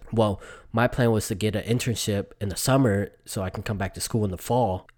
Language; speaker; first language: English; early bilingual, other home language; Vietnamese